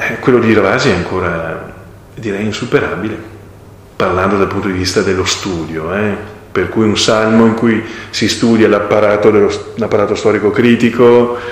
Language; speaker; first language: Italian; native; Italian